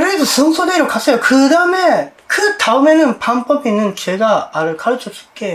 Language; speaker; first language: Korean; non-native, learner; Japanese